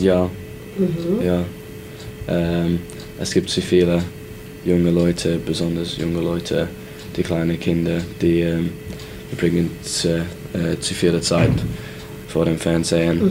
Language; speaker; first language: German; non-native, learner; English